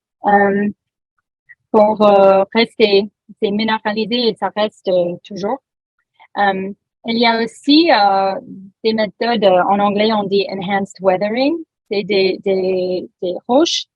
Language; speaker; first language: French; non-native, learner; English